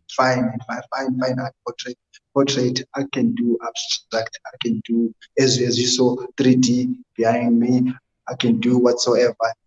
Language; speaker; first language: English; non-native, local second language; North Ndebele